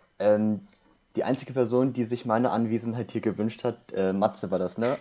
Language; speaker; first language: German; early bilingual, other home language; Korean